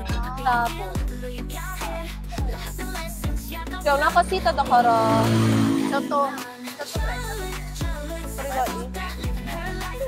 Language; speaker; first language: Japanese; non-native, learner; Filipino